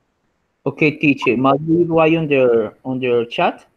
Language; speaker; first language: English; non-native, learner; Spanish